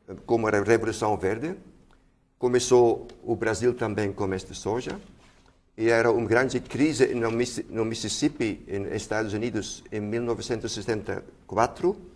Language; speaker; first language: Portuguese; non-native, fluent; Dutch